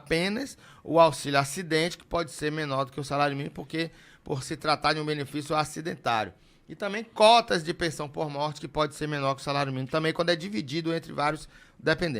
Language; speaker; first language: Portuguese; native; Portuguese